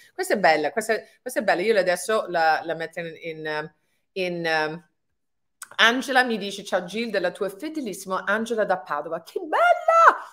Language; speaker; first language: Italian; non-native, fluent; English